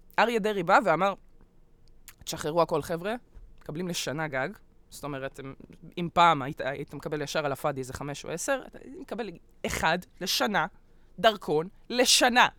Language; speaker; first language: Hebrew; early bilingual, other home language; Russian